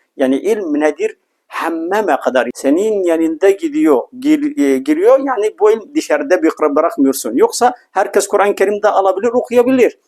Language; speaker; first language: Turkish; non-native, fluent; Arabic